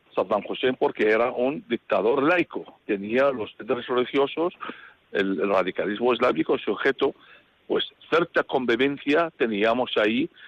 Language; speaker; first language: Spanish; non-native, fluent; Arabic